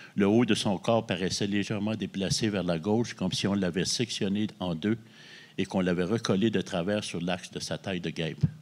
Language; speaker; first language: French; native; French